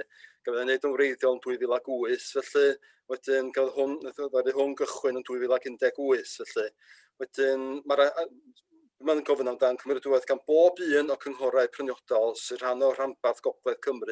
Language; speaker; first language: Welsh; native; Welsh